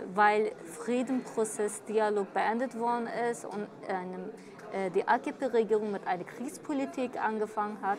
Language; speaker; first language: German; early bilingual, other home language; Kurdish